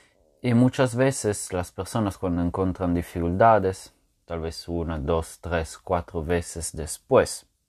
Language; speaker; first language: Spanish; non-native, fluent; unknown